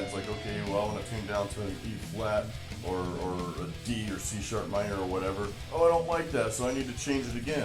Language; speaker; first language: English; native; English